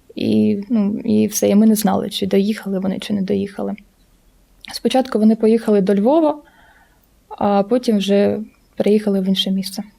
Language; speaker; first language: Ukrainian; non-native, local second language; Russian